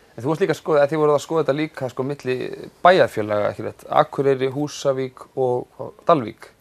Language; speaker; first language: Icelandic; native; Icelandic